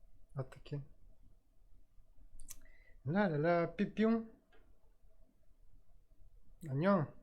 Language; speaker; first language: Korean; non-native, learner; Russian